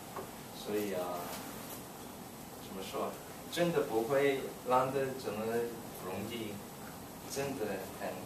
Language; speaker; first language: Chinese; non-native, learner; English